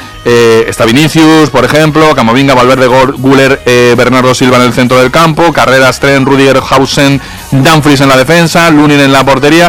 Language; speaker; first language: Spanish; native; Spanish